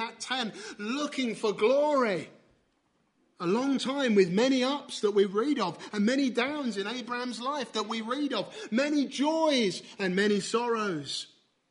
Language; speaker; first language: English; native; English